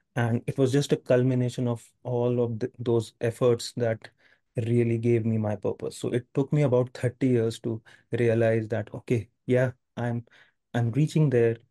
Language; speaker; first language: English; non-native, local second language; Hindi